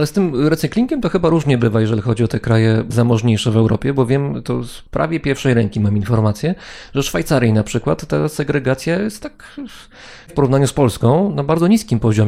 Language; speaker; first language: Polish; native; Polish